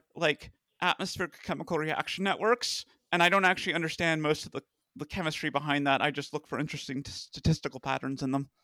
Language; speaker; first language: English; native; English